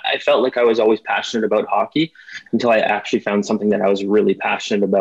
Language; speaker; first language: English; native; English